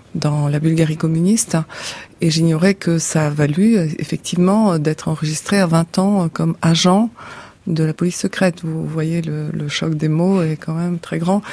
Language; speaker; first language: French; non-native, fluent; Bulgarian